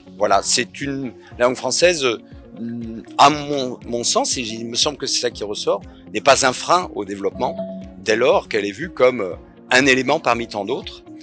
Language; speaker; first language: French; native; French